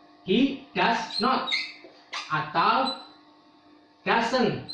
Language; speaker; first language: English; non-native, fluent; Indonesian